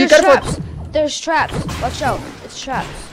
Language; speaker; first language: English; native; English